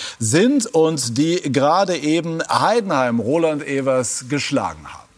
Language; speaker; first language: German; native; German